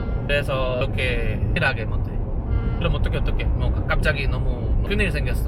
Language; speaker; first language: Korean; non-native, learner; Spanish